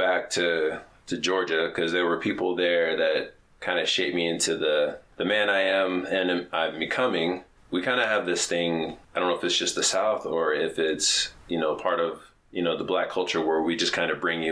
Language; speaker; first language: English; native; English